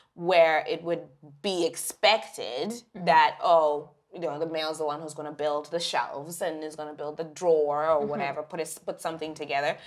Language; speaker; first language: English; non-native, local second language; Shona